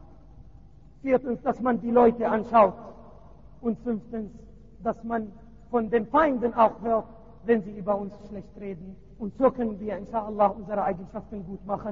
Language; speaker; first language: German; non-native, learner; Arabic